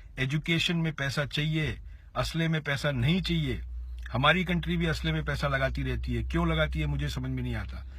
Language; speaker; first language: Hindi; native; Hindi